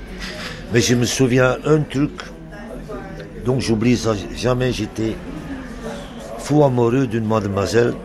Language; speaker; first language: French; non-native, local second language; Dutch